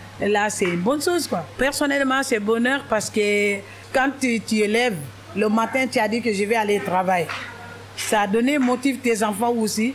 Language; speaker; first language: French; non-native, local second language; Wolof